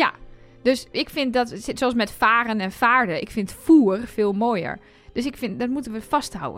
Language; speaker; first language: Dutch; native; Dutch